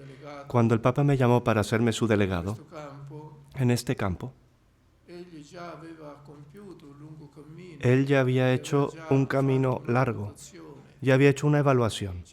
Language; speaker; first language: Spanish; non-native, fluent; Italian